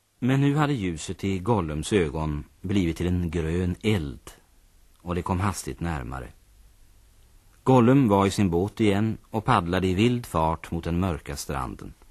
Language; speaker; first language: Swedish; native; Swedish